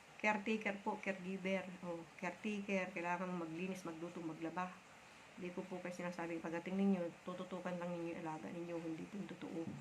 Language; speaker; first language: Filipino; non-native, local second language; Bikol